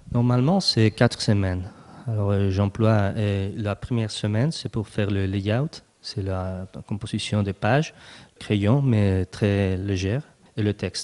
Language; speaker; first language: French; non-native, learner; Spanish